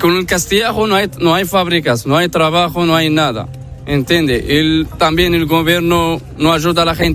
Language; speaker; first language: Spanish; non-native, learner; Arabic